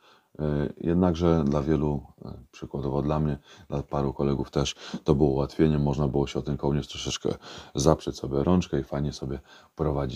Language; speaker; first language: Polish; native; Polish